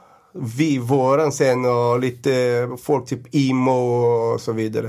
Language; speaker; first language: Swedish; non-native, fluent; Portuguese